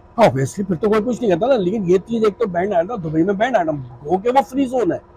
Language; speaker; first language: Urdu; native; Urdu